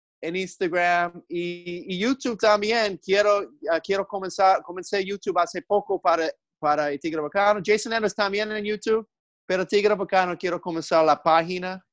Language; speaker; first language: Spanish; non-native, learner; English